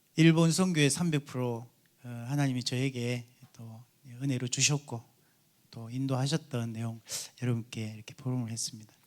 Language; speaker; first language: Korean; native; Korean